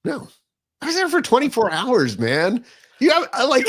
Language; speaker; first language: English; native; English